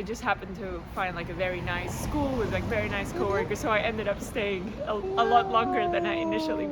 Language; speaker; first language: English; non-native, fluent; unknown